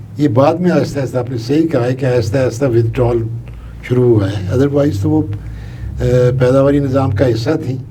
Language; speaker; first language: Urdu; non-native, local second language; Punjabi